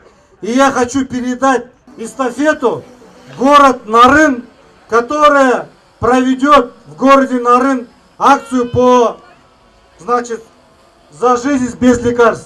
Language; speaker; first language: Russian; non-native, local second language; Kyrgyz